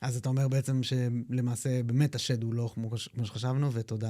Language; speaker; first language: Hebrew; native; Hebrew